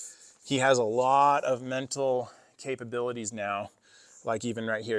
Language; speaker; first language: English; native; English